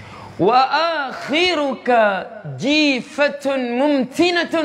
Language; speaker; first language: Arabic; non-native, fluent; Malay